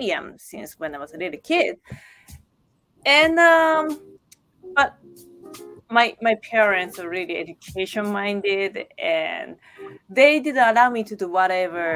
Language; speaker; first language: English; non-native, fluent; Japanese